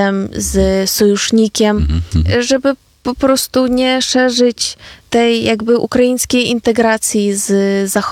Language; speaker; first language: Polish; non-native, fluent; Ukrainian